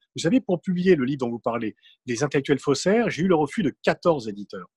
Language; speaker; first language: French; native; French